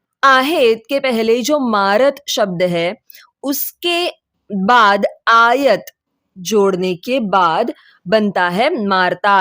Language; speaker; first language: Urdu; non-native, local second language; Marathi